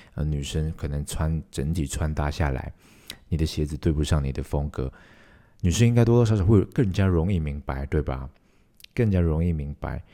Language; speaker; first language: Chinese; non-native, local second language; Cantonese